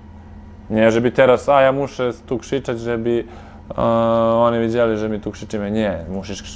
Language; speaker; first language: Polish; non-native, fluent; Serbian